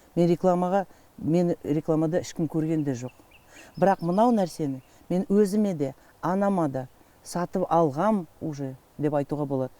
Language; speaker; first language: Kazakh; native; Kazakh